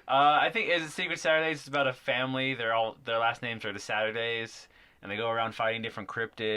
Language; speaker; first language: English; native; English